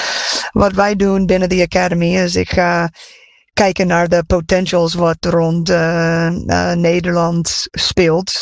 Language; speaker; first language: Dutch; non-native, fluent; English